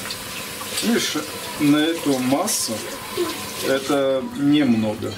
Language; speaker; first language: Russian; native; Russian